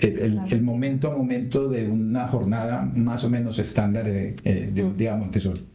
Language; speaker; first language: Spanish; native; Spanish